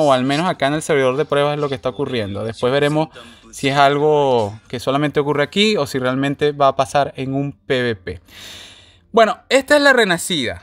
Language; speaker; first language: Spanish; native; Spanish